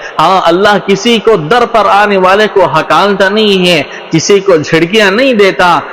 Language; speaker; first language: Urdu; native; Urdu